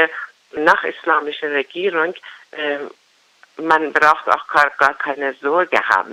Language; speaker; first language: German; non-native, fluent; Persian